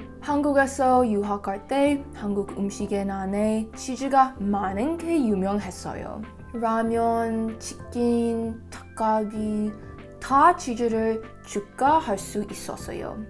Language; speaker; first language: Korean; non-native, learner; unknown